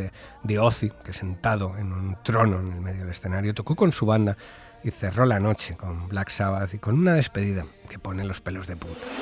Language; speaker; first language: Spanish; native; Spanish